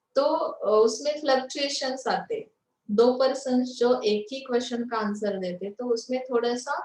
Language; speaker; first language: Hindi; non-native, local second language; Marathi